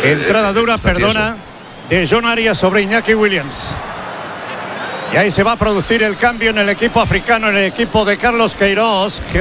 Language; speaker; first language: Spanish; native; Spanish